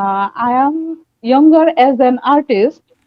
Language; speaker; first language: English; non-native, learner; Bangla